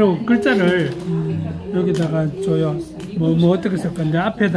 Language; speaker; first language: Korean; native; Korean